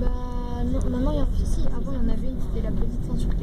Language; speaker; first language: French; native; French